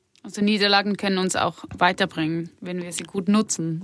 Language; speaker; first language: German; native; German